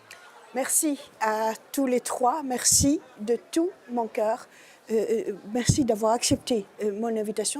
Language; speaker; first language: French; native; French